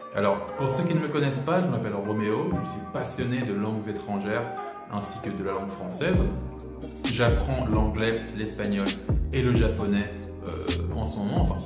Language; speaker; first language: French; native; French